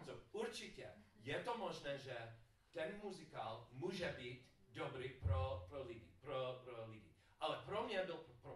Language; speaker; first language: Czech; non-native, learner; English